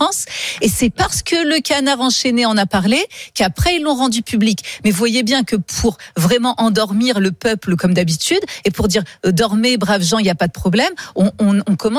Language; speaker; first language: French; native; French